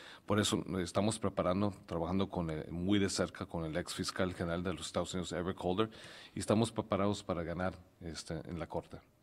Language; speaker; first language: Spanish; early bilingual, heritage; Spanish